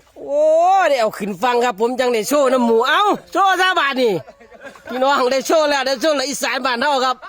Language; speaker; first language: Thai; native; Thai